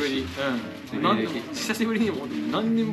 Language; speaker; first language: Japanese; native; Japanese